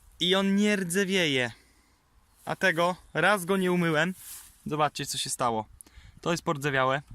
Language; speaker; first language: Polish; native; Polish